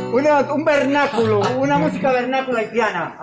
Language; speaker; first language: Spanish; native; Spanish